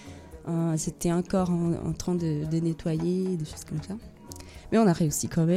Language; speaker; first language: French; non-native, fluent; Portuguese